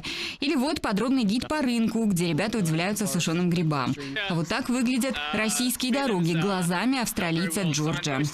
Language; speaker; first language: Russian; native; Russian